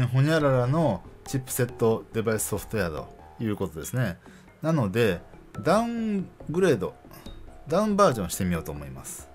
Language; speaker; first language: Japanese; native; Japanese